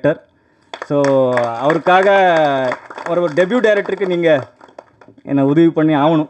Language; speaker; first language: Tamil; non-native, learner; Kannada